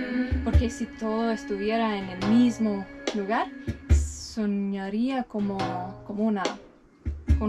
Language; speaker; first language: Spanish; non-native, fluent; English